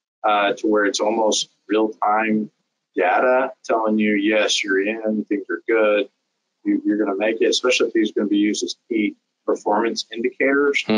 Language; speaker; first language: English; native; English